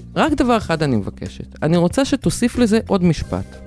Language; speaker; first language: Hebrew; non-native, fluent; Lithuanian